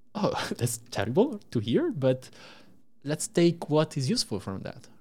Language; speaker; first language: English; non-native, fluent; Italian